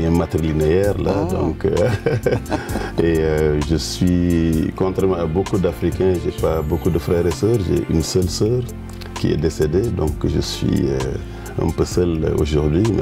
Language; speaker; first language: French; non-native, local second language; Wolof